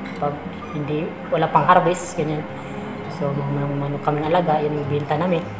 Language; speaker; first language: Filipino; non-native, local second language; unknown